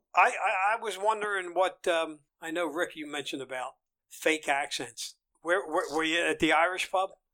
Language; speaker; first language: English; native; English